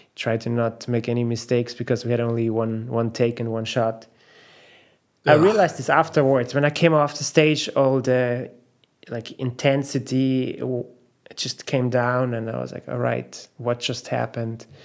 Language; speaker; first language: English; non-native, fluent; German